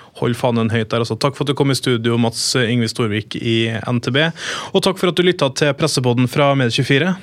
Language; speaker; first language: Norwegian; native; Norwegian